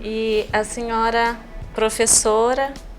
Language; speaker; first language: Portuguese; native; Portuguese